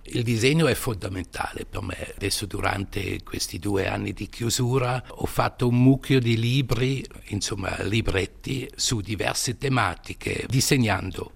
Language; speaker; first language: Italian; non-native, local second language; German